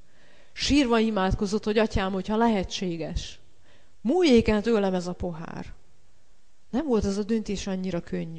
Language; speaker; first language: Hungarian; native; Hungarian